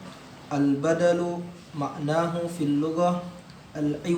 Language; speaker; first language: Arabic; non-native, learner; Indonesian